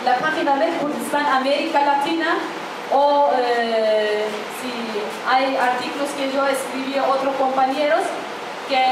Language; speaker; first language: Spanish; non-native, fluent; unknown